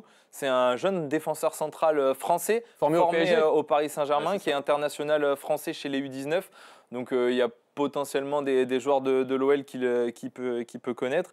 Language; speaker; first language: French; native; French